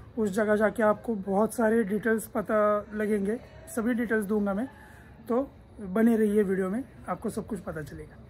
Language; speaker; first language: Hindi; non-native, local second language; Marathi